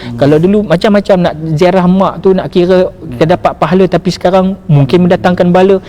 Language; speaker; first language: Malay; native; Malay